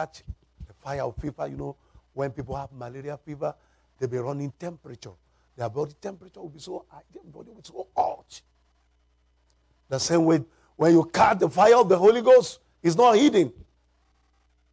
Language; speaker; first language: English; non-native, local second language; Yoruba